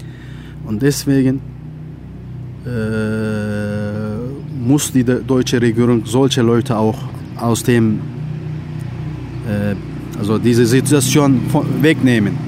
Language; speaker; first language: German; non-native, learner; Turkish